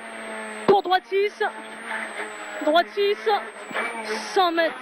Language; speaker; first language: French; native; French